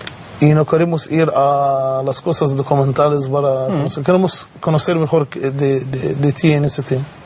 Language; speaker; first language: Spanish; non-native, fluent; Arabic